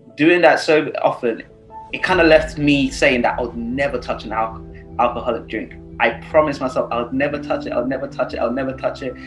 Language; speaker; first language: English; non-native, local second language; Yoruba